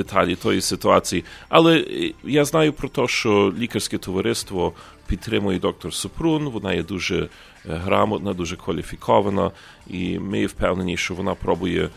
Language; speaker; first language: Ukrainian; early bilingual, heritage; Ukrainian